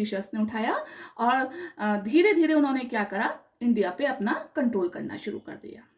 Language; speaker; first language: Hindi; native; Hindi